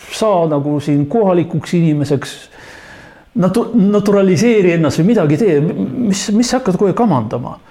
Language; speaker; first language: Estonian; non-native, local second language; Russian